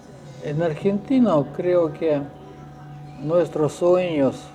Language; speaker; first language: Spanish; non-native, fluent; Russian